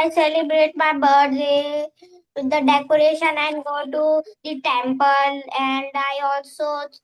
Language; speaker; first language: English; non-native, fluent; Hindi